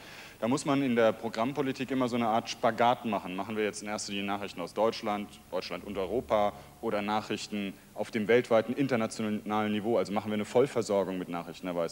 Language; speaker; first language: German; native; German